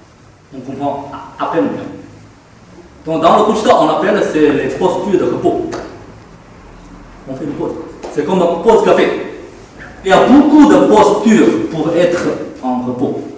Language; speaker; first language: French; non-native, fluent; Chinese